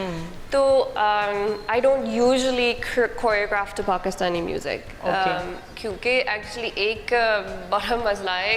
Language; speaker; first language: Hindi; non-native, learner; English